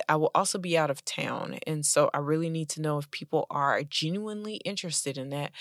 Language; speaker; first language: English; native; English